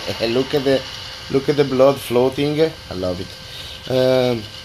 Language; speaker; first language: English; non-native, fluent; Italian